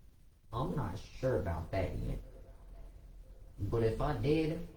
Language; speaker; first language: English; native; English